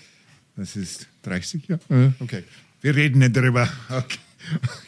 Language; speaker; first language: German; non-native, fluent; English